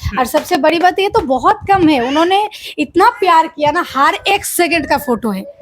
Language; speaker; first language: Hindi; non-native, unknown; Bangla